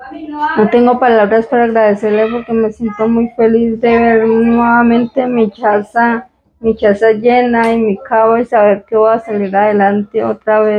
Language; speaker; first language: Spanish; native; Spanish